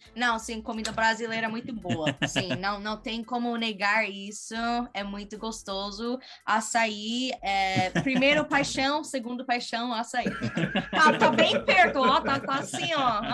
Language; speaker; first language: Portuguese; non-native, fluent; English